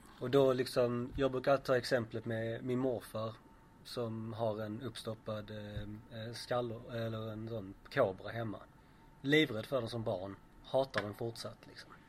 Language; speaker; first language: Swedish; native; Swedish